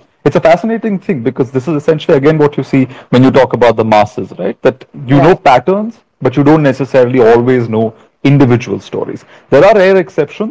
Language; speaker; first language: English; non-native, local second language; Malayalam